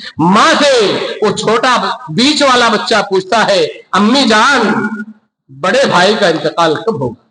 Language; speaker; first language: Urdu; native; Urdu